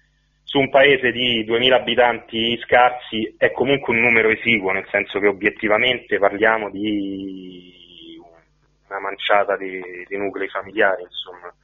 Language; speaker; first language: Italian; native; Italian